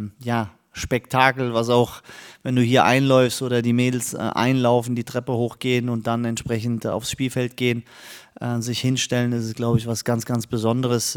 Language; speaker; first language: German; native; German